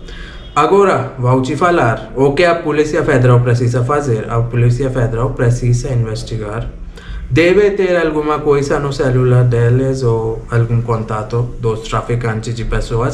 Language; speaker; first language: Portuguese; non-native, learner; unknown